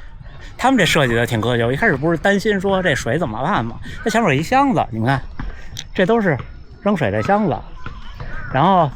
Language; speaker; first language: Chinese; native; Chinese